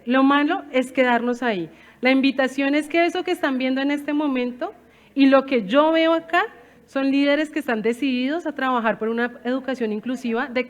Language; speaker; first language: Spanish; native; Spanish